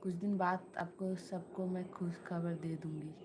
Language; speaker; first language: Hindi; non-native, local second language; Bangla